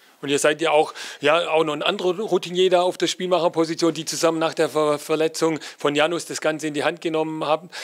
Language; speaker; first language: German; native; German